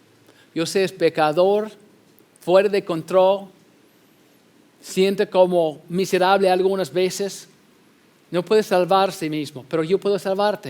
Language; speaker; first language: Spanish; non-native, fluent; English